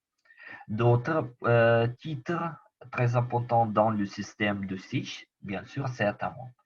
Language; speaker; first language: French; non-native, learner; Ukrainian